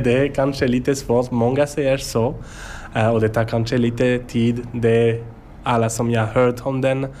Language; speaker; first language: Swedish; non-native, learner; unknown